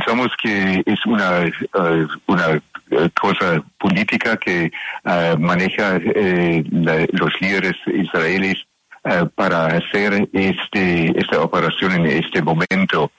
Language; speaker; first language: Spanish; non-native, learner; English